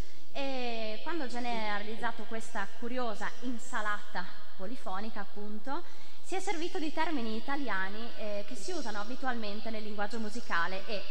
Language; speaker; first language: Italian; native; Italian